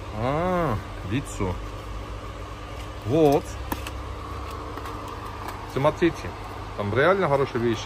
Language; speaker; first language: Russian; non-native, learner; Turkish